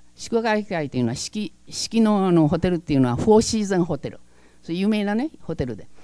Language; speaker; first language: Japanese; early bilingual, other home language; Chinese